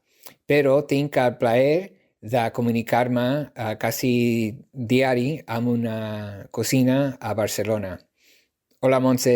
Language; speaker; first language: Catalan; non-native, learner; English